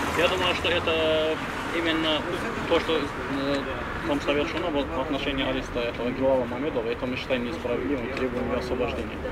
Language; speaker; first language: Russian; non-native, local second language; Azerbaijani